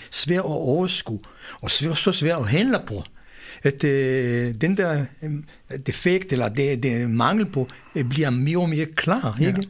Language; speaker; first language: Danish; non-native, fluent; Hebrew